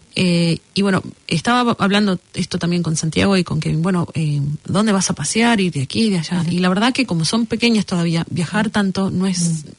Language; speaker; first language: Spanish; native; Spanish